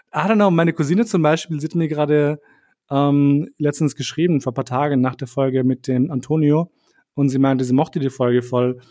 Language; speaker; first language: German; early bilingual, other home language; Albanian